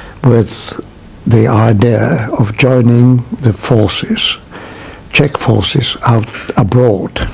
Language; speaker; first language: English; non-native, fluent; Czech